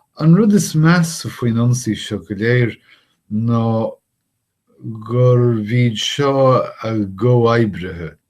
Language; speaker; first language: Irish; non-native, fluent; English